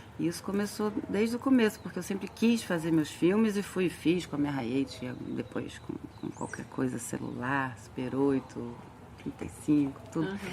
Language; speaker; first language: Portuguese; early bilingual, other home language; French